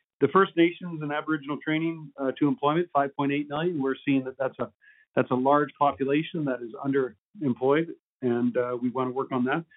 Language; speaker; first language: English; native; English